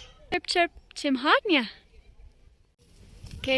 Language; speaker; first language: Vietnamese; non-native, fluent; English